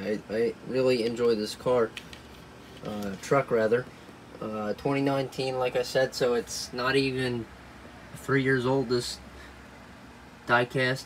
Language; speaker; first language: English; native; English